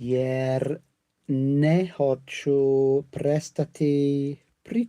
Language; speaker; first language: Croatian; non-native, learner; English